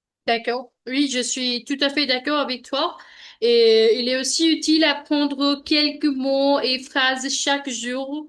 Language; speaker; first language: French; non-native, learner; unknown